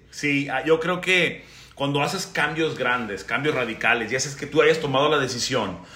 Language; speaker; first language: Spanish; native; Spanish